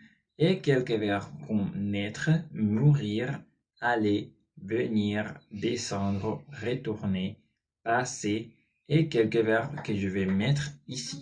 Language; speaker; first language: French; non-native, learner; Spanish